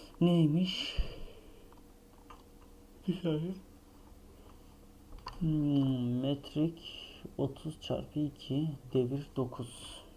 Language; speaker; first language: Turkish; native; Turkish